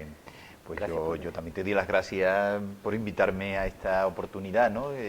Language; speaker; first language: Spanish; native; Spanish